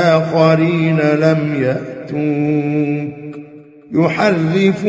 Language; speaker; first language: Arabic; native; Arabic